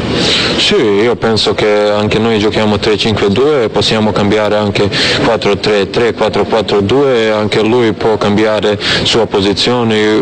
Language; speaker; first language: Italian; non-native, fluent; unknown